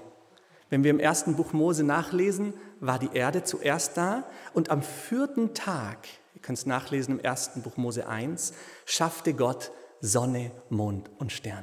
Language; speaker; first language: German; native; German